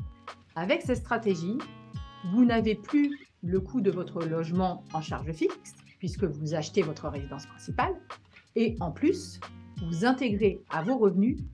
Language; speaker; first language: French; native; French